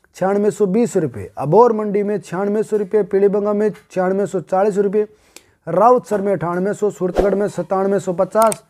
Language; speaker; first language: Hindi; native; Hindi